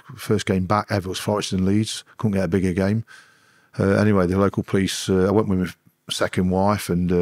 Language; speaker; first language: English; native; English